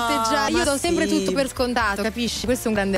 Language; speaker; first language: Italian; native; Italian